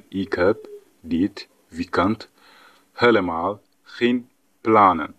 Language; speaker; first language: Dutch; non-native, fluent; Tigrinya